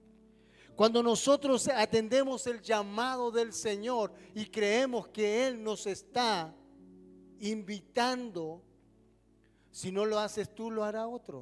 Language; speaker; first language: Spanish; native; Spanish